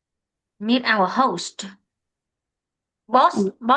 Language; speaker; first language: English; non-native, fluent; Vietnamese